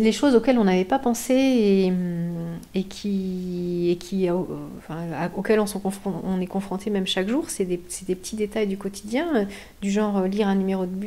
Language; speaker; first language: French; native; French